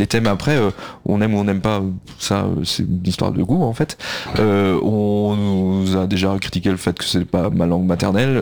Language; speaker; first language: French; native; French